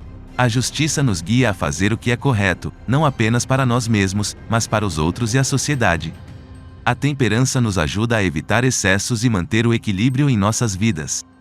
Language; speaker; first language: Portuguese; native; Portuguese